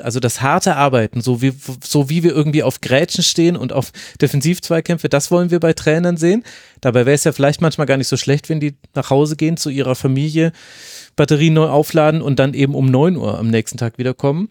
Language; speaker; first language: German; native; German